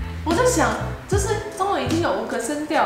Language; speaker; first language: Chinese; non-native, fluent; English